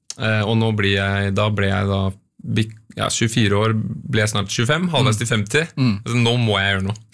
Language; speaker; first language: Norwegian; native; Norwegian